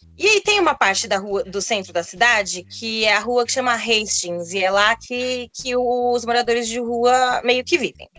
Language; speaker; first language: Portuguese; native; Portuguese